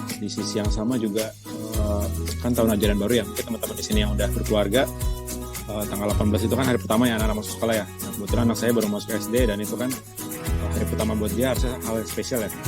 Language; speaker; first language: Indonesian; native; Indonesian